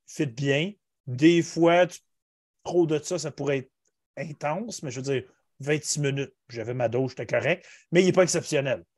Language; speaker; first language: French; native; French